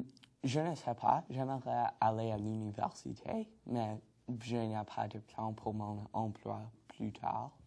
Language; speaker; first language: French; non-native, learner; English